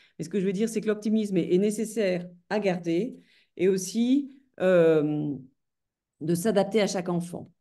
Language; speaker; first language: French; native; French